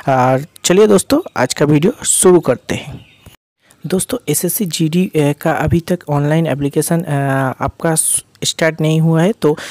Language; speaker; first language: Hindi; non-native, local second language; Bangla